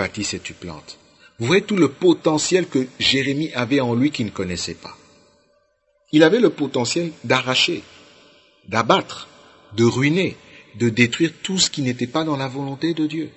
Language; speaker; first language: French; non-native, local second language; Lingala